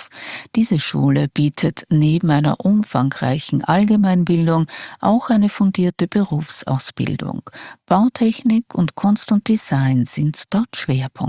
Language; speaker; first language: German; native; German